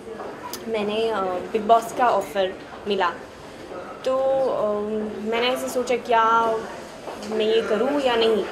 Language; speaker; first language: Hindi; non-native, fluent; Swedish